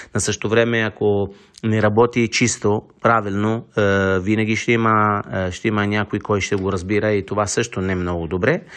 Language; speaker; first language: Bulgarian; non-native, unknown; Italian